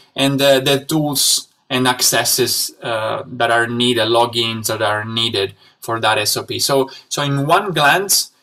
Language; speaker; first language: English; non-native, fluent; Italian